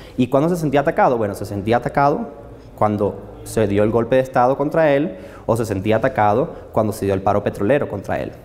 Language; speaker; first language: Spanish; native; Spanish